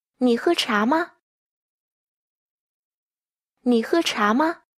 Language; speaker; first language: Chinese; non-native, fluent; Vietnamese